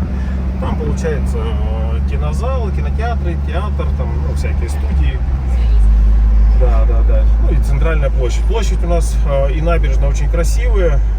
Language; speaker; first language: Russian; native; Russian